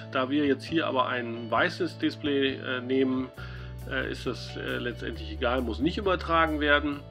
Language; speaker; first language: German; native; German